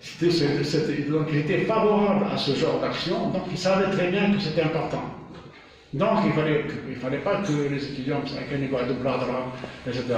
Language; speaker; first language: French; native; French